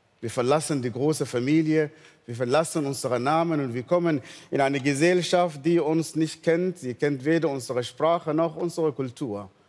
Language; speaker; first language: German; non-native, fluent; Arabic